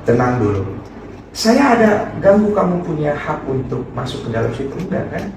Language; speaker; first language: Indonesian; native; Indonesian